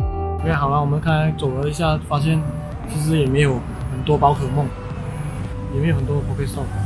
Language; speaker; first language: Chinese; native; Chinese